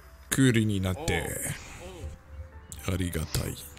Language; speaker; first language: Japanese; non-native, learner; English